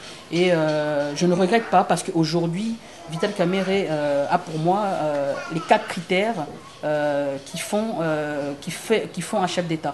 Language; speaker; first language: French; non-native, local second language; Lingala